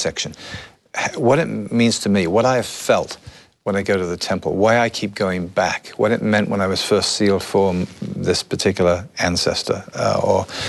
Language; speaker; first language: English; native; English